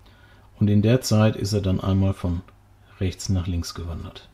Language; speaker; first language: German; native; German